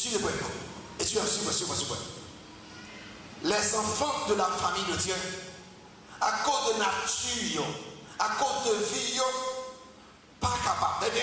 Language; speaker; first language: French; non-native, local second language; Haitian Creole